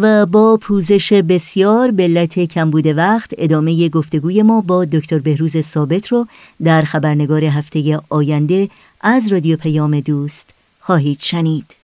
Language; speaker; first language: Persian; native; Persian